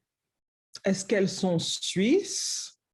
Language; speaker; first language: French; non-native, learner; English